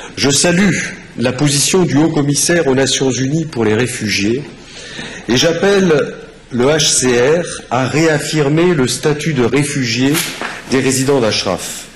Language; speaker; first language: French; native; French